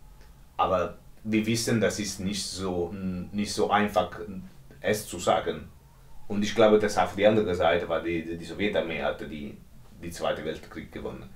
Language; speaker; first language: German; non-native, learner; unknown